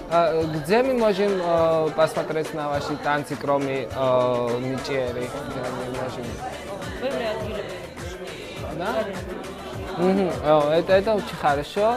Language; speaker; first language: Russian; non-native, fluent; Georgian